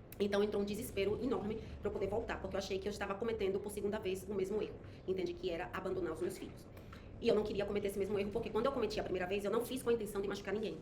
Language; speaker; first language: Portuguese; native; Portuguese